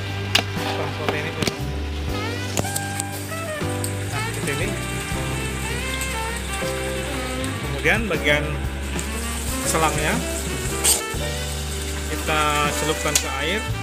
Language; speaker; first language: Indonesian; native; Indonesian